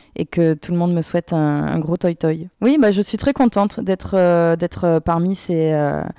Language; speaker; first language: French; native; French